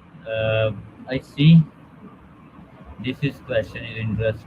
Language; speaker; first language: English; non-native, learner; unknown